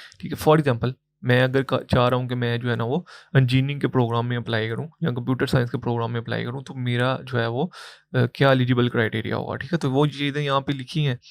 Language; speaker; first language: Urdu; non-native, local second language; Punjabi